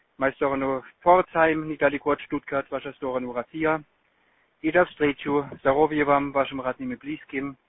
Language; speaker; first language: Russian; non-native, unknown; German